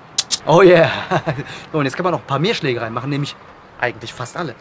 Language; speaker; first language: German; native; German